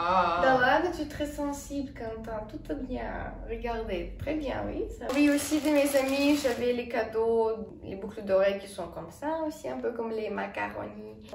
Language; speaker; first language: French; non-native, fluent; Estonian